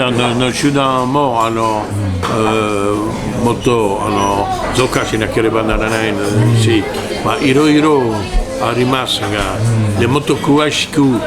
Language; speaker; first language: Japanese; non-native, learner; French